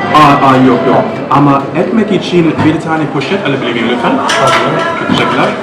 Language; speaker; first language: Turkish; non-native, learner; English